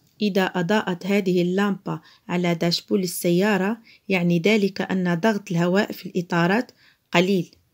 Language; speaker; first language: Arabic; non-native, local second language; Central Kurdish